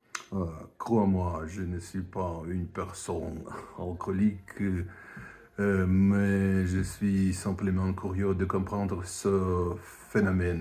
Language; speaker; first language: French; non-native, fluent; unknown